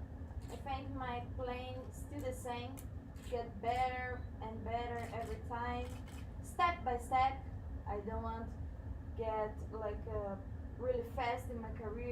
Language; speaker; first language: English; non-native, learner; Portuguese